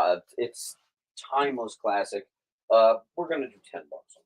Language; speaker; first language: English; native; English